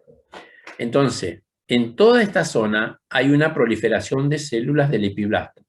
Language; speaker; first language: Spanish; native; Spanish